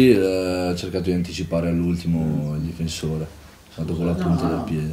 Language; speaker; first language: Italian; native; Italian